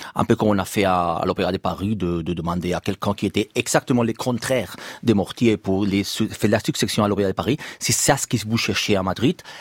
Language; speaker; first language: French; non-native, fluent; Spanish